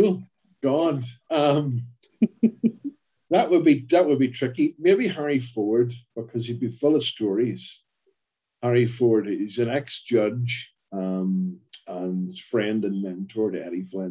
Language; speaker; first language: English; native; English